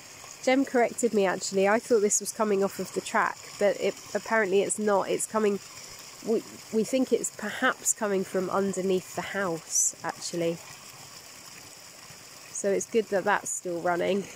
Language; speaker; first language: English; native; English